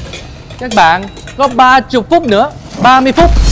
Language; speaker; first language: Vietnamese; early bilingual, heritage; Vietnamese